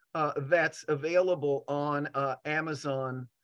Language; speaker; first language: English; native; English